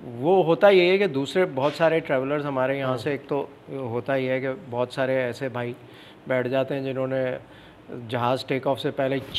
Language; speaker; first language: Urdu; native; Urdu